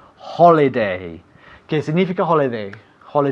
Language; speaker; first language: Spanish; non-native, fluent; English